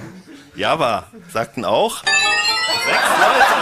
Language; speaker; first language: German; native; German